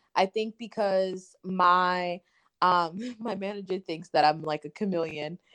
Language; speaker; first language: English; native; English